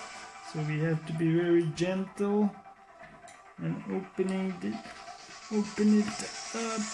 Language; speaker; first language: English; non-native, fluent; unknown